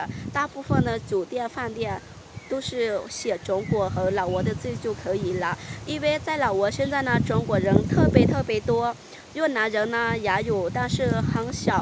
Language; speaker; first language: Chinese; non-native, fluent; Lao